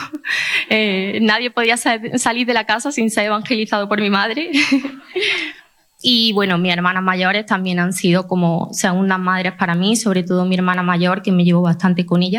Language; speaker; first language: Spanish; native; Spanish